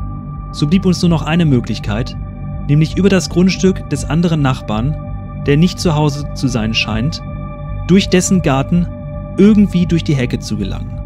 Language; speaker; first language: German; native; German